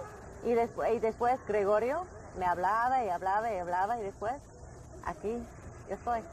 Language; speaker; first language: Spanish; early bilingual, heritage; English